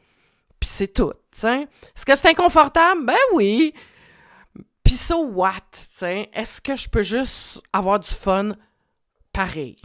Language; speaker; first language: French; native; French